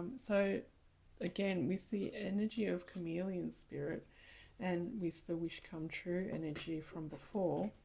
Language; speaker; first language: English; native; English